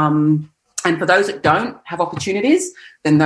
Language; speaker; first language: English; native; English